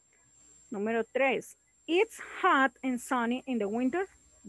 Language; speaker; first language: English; non-native, learner; Spanish